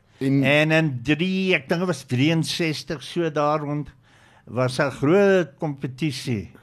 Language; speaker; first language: Afrikaans; non-native, local second language; English